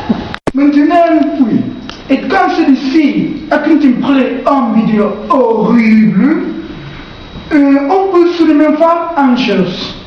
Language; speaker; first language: French; non-native, learner; Spanish